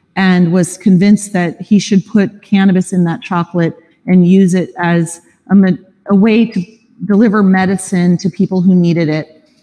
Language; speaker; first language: English; native; English